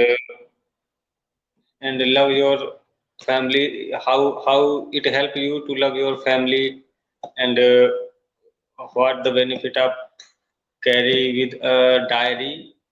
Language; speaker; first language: English; non-native, learner; Hindi